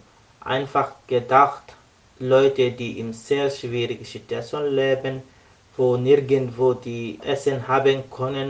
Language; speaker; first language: German; non-native, learner; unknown